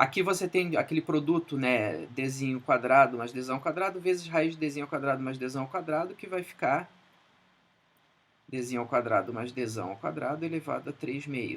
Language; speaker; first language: Portuguese; native; Portuguese